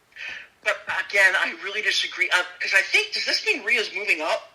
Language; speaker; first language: English; native; English